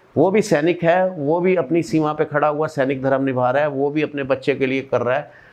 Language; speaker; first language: Hindi; non-native, local second language; Punjabi